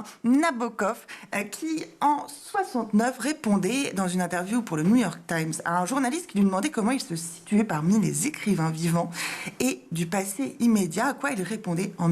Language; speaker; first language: French; native; French